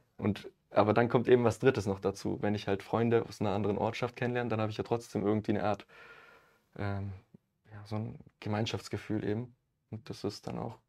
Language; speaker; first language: German; early bilingual, other home language; Italian